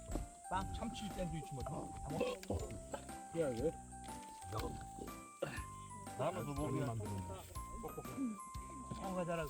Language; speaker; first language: Korean; non-native, learner; Cebuano